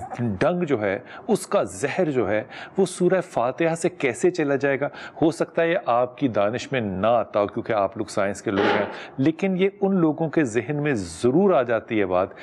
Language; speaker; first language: Urdu; native; Urdu